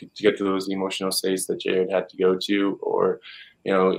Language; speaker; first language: English; native; English